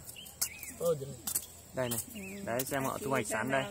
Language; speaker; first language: Portuguese; non-native, learner; Vietnamese